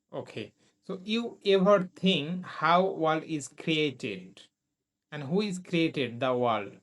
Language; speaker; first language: English; non-native, learner; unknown